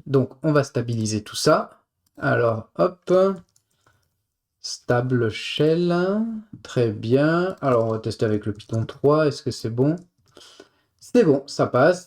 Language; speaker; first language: French; native; French